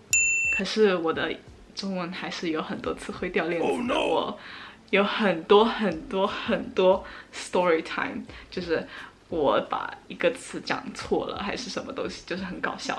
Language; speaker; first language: Chinese; early bilingual, heritage; Chinese